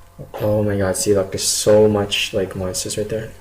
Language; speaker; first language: English; native; English